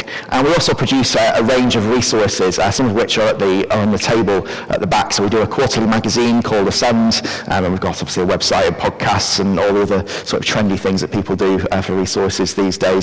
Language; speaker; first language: English; native; English